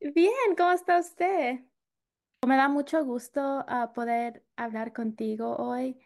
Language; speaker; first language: Spanish; non-native, fluent; English